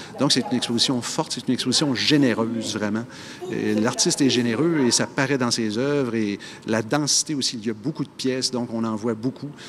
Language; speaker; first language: French; native; French